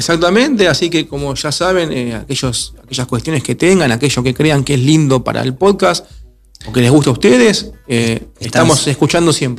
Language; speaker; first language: Spanish; native; Spanish